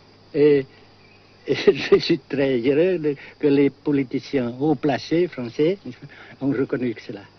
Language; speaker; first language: French; non-native, local second language; Vietnamese